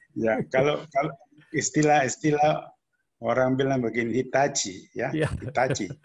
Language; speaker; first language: Indonesian; native; Indonesian